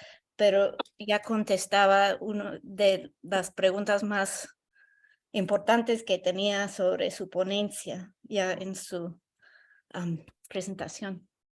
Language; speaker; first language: Spanish; non-native, learner; English